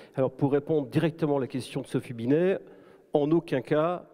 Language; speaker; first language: French; native; French